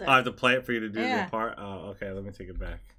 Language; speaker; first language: English; native; English